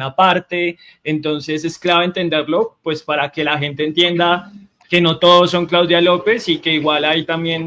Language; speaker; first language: Spanish; native; Spanish